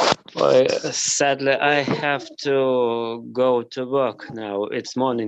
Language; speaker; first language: English; non-native, learner; Russian